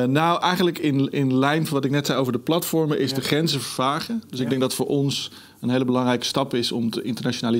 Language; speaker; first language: Dutch; native; Dutch